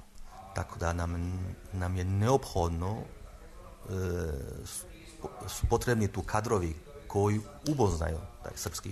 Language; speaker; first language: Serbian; non-native, fluent; Chinese